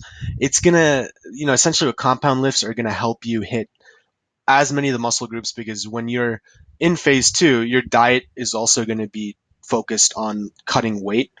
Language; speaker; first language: English; native; English